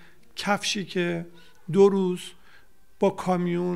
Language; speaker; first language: Persian; native; Persian